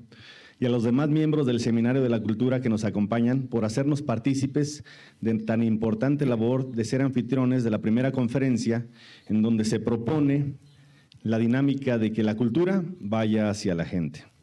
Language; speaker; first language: Spanish; native; Spanish